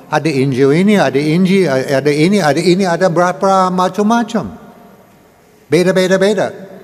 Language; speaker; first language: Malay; non-native, learner; English